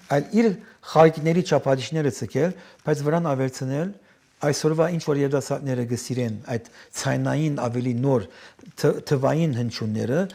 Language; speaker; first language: Armenian; early bilingual, heritage; Armenian